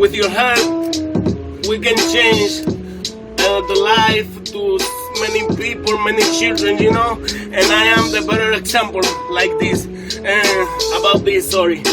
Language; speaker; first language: English; non-native, learner; Spanish